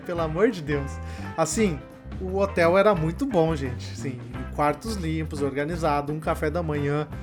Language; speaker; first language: Portuguese; native; Portuguese